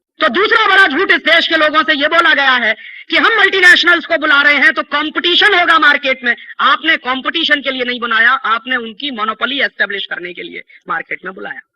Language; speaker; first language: Hindi; native; Hindi